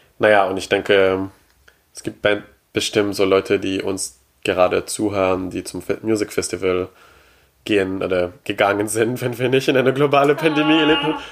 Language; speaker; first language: German; non-native, fluent; French